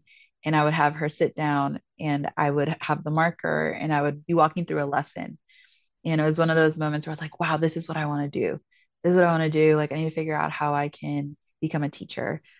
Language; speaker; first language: English; native; English